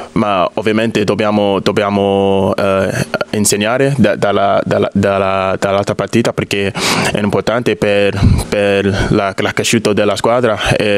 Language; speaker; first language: Italian; non-native, fluent; English